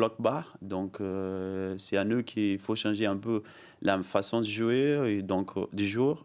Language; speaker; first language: French; non-native, learner; Portuguese